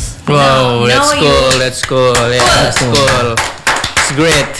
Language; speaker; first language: English; non-native, learner; Indonesian